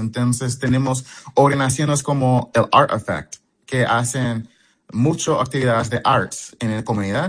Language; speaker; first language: Spanish; early bilingual, heritage; English